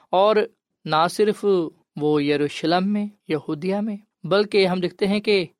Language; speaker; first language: Urdu; non-native, local second language; Punjabi